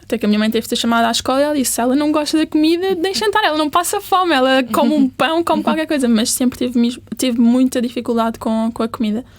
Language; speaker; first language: Portuguese; early bilingual, other home language; Spanish